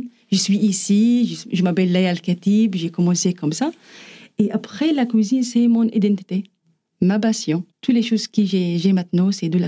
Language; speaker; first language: French; non-native, learner; Arabic